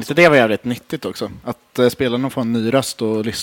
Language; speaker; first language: Swedish; native; Swedish